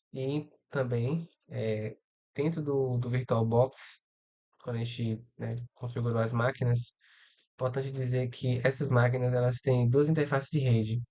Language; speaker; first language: Portuguese; native; Portuguese